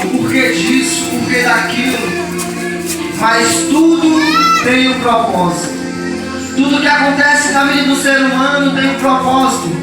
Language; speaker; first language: Portuguese; native; Portuguese